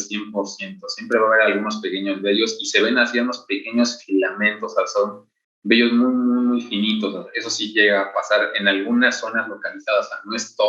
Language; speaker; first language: Spanish; native; Spanish